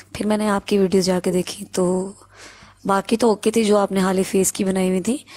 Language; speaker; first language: Urdu; non-native, local second language; Punjabi